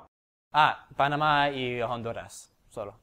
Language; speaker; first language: Spanish; non-native, learner; English